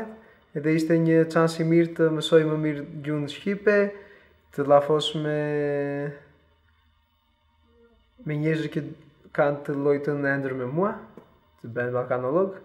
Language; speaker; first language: Albanian; early bilingual, heritage; Albanian